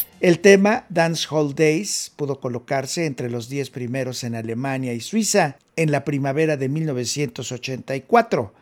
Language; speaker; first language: Spanish; native; Spanish